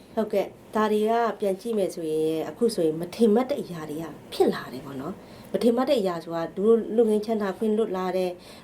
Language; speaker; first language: Burmese; non-native, local second language; Shan